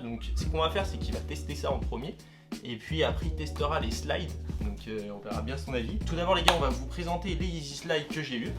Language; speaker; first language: French; native; French